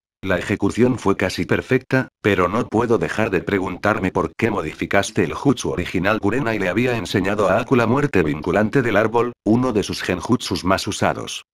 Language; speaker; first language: Spanish; native; Spanish